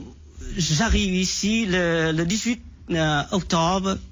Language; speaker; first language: French; non-native, fluent; Vietnamese